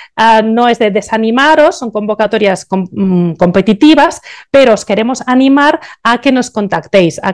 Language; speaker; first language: Spanish; native; Spanish